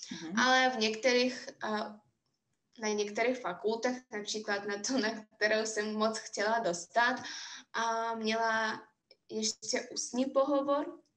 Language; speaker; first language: Czech; non-native, fluent; Russian